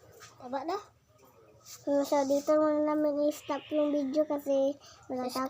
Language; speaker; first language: Filipino; non-native, local second language; Cebuano